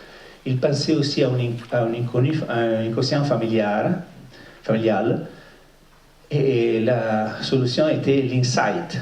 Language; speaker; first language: French; non-native, fluent; Italian